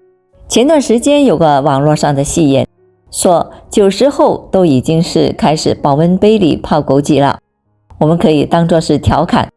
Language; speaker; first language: Chinese; native; Chinese